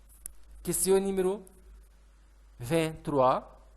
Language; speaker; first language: French; non-native, fluent; Arabic